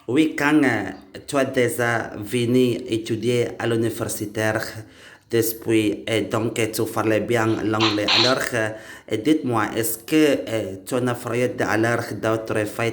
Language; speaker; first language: French; non-native, learner; Indonesian